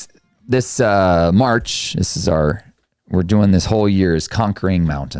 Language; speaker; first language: English; native; English